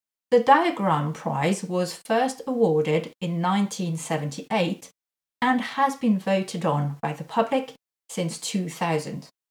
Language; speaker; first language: English; non-native, fluent; French